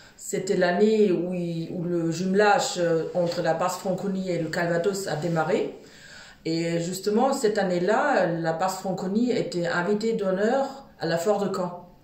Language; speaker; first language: French; non-native, fluent; German